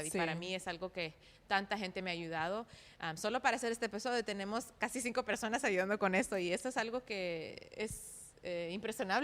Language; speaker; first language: Spanish; early bilingual, heritage; Spanish